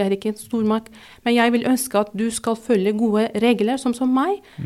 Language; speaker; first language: Norwegian; non-native, fluent; Turkish